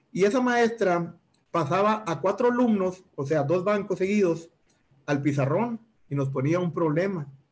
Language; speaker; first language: Spanish; native; Spanish